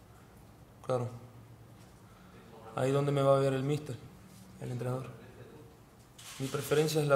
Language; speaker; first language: Spanish; early bilingual, heritage; Spanish